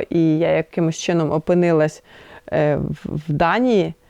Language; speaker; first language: Ukrainian; native; Ukrainian